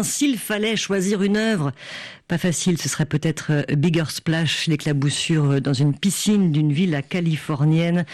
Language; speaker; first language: French; native; French